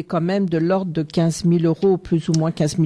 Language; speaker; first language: French; native; French